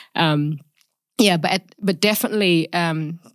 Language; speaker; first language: English; early bilingual, other home language; Indonesian